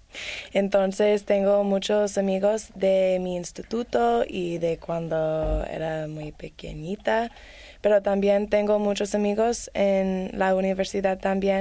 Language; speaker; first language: Spanish; non-native, learner; English